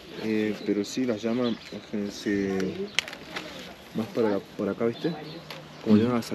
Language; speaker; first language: Spanish; native; Spanish